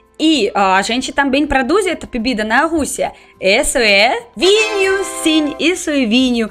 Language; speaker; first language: Portuguese; non-native, fluent; Russian